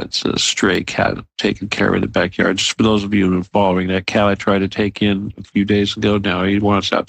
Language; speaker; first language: English; native; English